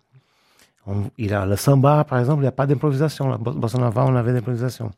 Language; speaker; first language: French; non-native, fluent; Portuguese